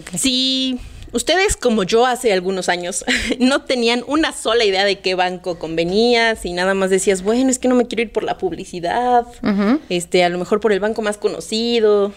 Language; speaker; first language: Spanish; native; Spanish